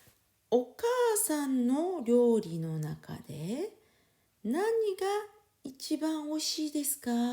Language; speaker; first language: Japanese; non-native, fluent; French